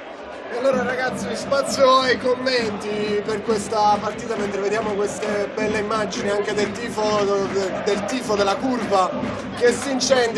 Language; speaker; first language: Italian; native; Italian